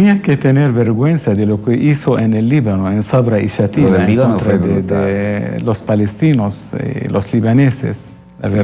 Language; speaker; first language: Spanish; non-native, fluent; Arabic